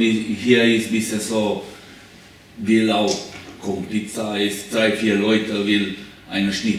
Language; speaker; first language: German; non-native, learner; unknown